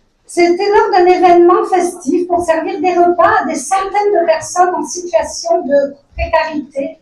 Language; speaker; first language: French; native; French